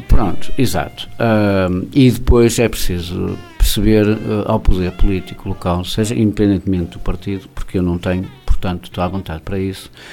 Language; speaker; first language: Portuguese; native; Portuguese